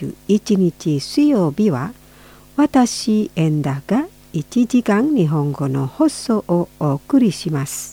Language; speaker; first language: Japanese; non-native, fluent; Indonesian